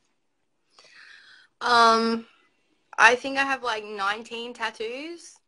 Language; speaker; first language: English; native; English